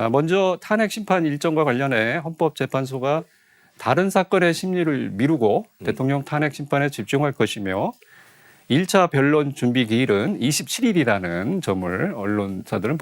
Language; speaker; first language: Korean; native; Korean